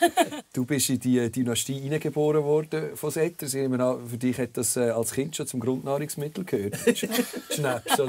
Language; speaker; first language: German; native; German